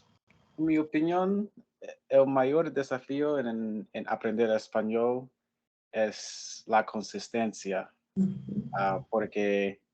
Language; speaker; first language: Spanish; non-native, learner; English